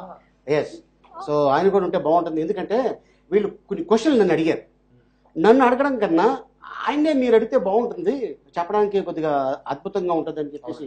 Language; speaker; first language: Telugu; native; Telugu